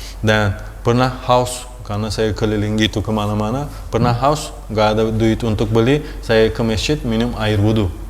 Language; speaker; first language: Indonesian; non-native, fluent; Turkish